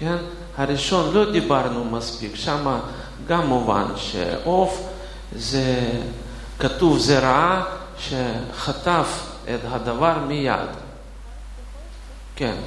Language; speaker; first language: Hebrew; non-native, fluent; Russian